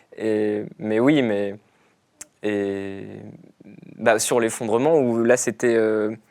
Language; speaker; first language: French; native; French